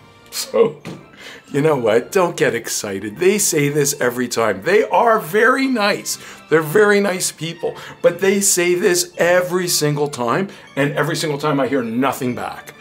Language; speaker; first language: English; early bilingual, other home language; Greek